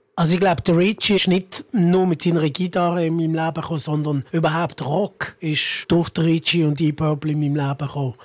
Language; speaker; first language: German; early bilingual, other home language; Italian